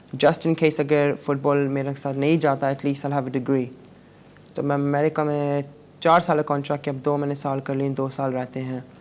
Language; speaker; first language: Urdu; native; Urdu